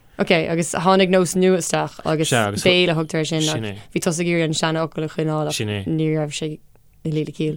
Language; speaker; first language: Irish; non-native, local second language; English